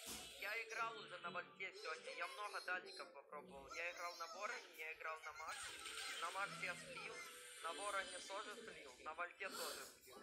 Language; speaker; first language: Russian; native; Russian